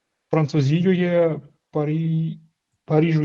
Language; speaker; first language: Lithuanian; non-native, learner; Russian